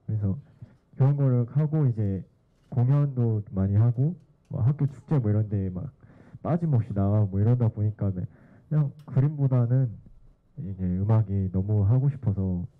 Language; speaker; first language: Korean; native; Korean